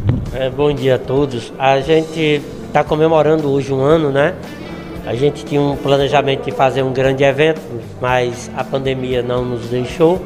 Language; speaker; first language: Portuguese; native; Portuguese